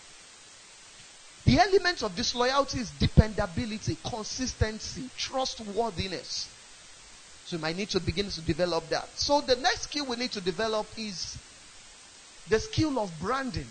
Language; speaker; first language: English; non-native, local second language; Yoruba